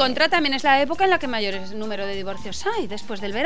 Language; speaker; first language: Spanish; native; Spanish